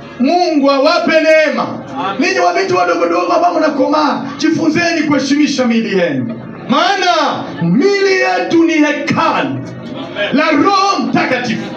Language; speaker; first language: Swahili; non-native, local second language; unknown